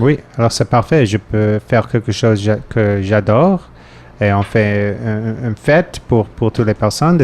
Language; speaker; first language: French; non-native, fluent; English